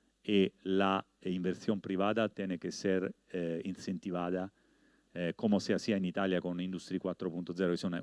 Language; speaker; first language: Spanish; non-native, learner; Italian